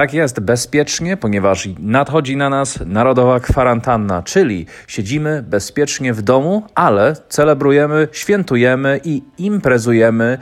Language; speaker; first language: Polish; non-native, fluent; English